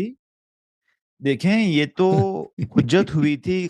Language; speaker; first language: Hindi; early bilingual, heritage; Urdu